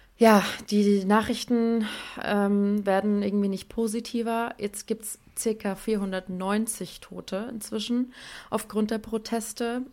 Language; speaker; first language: German; early bilingual, other home language; Persian